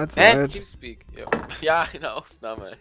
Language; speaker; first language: German; native; German